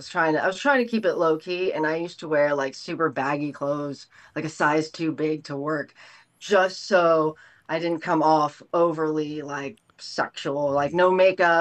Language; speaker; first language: English; native; English